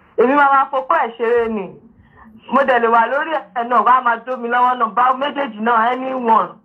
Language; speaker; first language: Yoruba; native; Yoruba